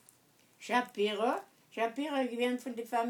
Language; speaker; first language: French; non-native, fluent; Yiddish